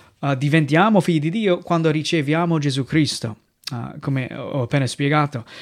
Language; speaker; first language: Italian; non-native, fluent; English